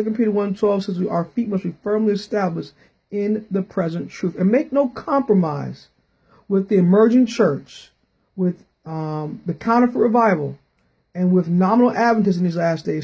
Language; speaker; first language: English; native; English